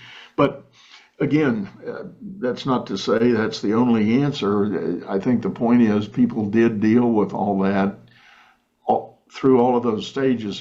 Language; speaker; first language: English; native; English